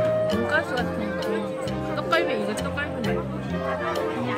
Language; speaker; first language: Korean; native; Korean